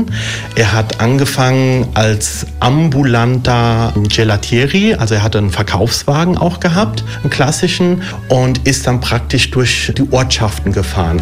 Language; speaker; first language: German; early bilingual, other home language; Italian